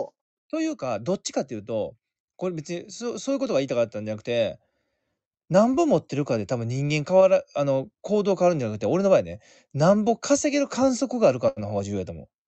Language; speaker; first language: Japanese; native; Japanese